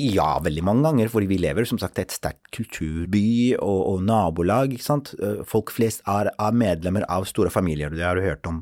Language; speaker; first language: Norwegian; non-native, fluent; Arabic